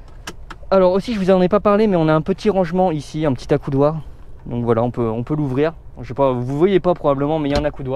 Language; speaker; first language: French; native; French